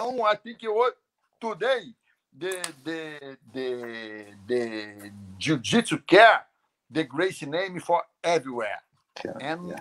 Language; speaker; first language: English; non-native, learner; Portuguese